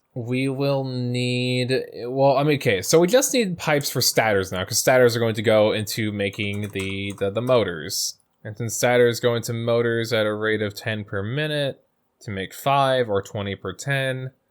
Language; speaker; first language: English; native; English